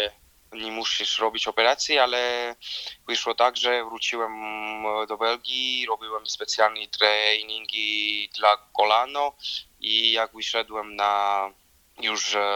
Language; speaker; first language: Polish; non-native, learner; Georgian